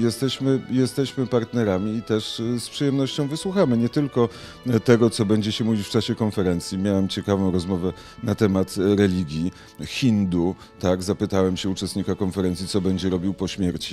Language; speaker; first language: Polish; native; Polish